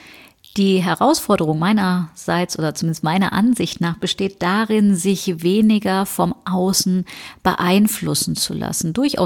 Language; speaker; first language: German; native; German